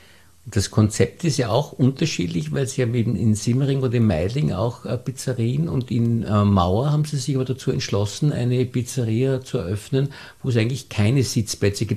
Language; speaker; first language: German; native; German